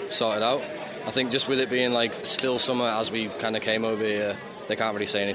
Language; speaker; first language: English; native; English